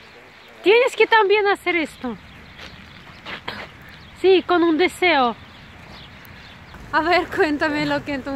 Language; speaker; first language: Spanish; non-native, fluent; Russian